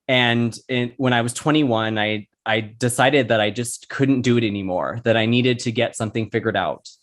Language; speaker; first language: English; native; English